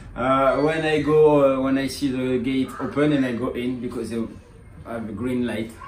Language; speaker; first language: English; non-native, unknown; French